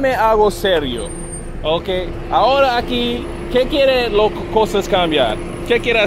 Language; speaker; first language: Spanish; non-native, learner; English